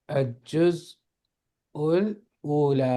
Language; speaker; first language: Arabic; non-native, fluent; English